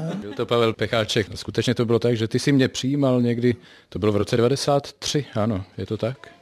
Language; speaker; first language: Czech; native; Czech